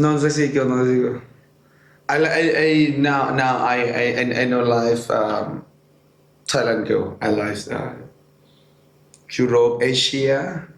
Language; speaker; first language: English; non-native, learner; Thai